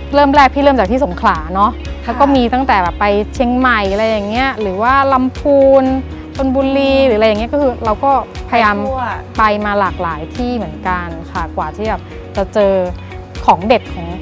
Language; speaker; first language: Thai; native; Thai